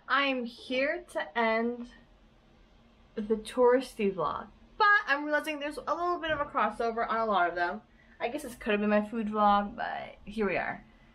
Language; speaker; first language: English; early bilingual, other home language; Vietnamese